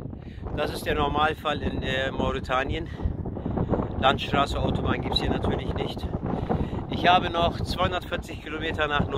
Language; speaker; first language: German; early bilingual, other home language; Turkish